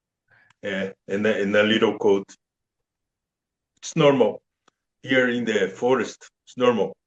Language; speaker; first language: English; non-native, learner; Portuguese